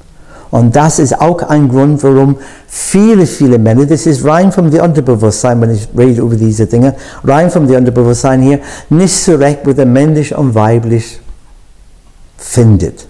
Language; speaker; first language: German; non-native, fluent; English